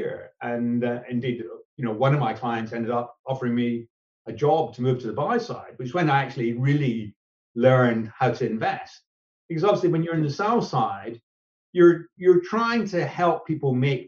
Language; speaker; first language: English; native; English